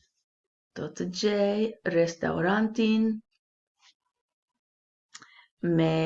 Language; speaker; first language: Albanian; non-native, learner; English